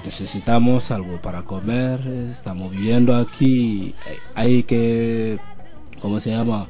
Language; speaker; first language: Spanish; non-native, learner; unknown